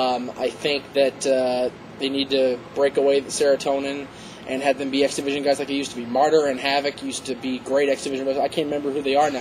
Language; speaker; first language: English; native; English